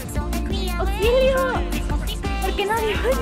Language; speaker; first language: Spanish; native; Spanish